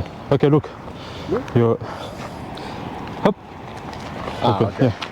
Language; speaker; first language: English; non-native, learner; French